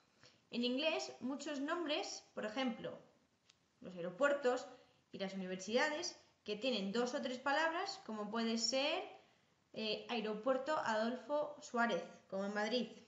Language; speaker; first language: Spanish; non-native, fluent; English